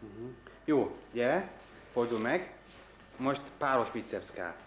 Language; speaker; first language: Hungarian; non-native, fluent; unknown